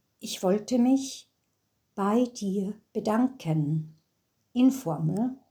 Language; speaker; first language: German; non-native, fluent; English